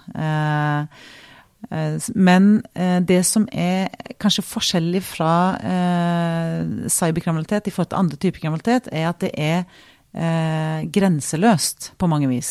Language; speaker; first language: Norwegian; native; Norwegian